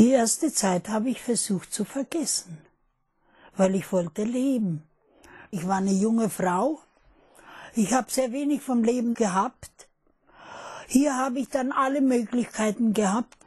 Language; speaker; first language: German; non-native, fluent; Russian